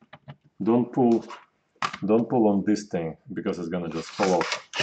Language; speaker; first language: English; non-native, fluent; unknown